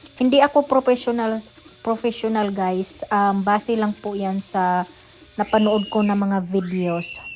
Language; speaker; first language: Filipino; non-native, local second language; Cebuano